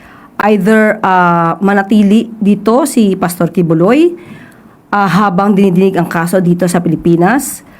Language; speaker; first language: Filipino; native; Filipino